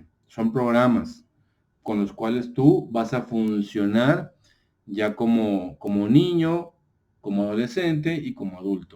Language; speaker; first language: Spanish; native; Spanish